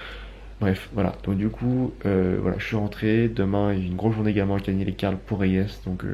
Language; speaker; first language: French; native; French